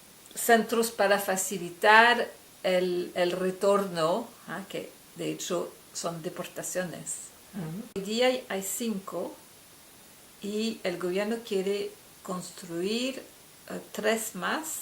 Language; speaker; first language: Spanish; non-native, fluent; French